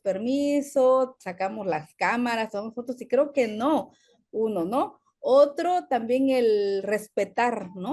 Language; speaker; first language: Spanish; native; Spanish